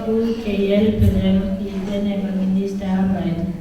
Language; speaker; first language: Danish; non-native, learner; Kinyarwanda